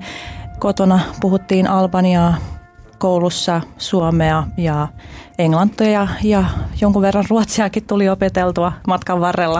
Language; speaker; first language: Finnish; early bilingual, other home language; Albanian